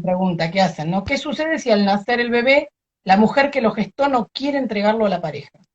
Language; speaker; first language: Spanish; native; Spanish